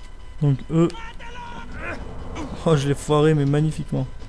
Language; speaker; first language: French; native; French